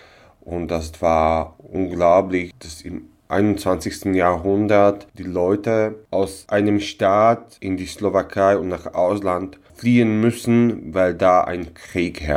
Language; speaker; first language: German; non-native, local second language; Slovak